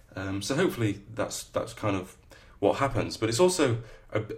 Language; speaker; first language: English; native; English